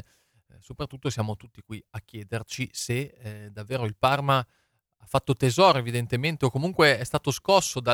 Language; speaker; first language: Italian; native; Italian